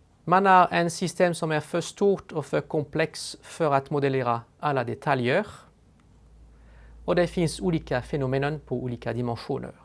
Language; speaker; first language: Swedish; non-native, fluent; French